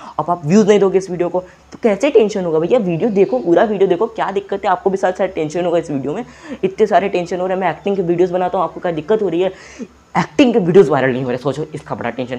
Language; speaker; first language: Hindi; native; Hindi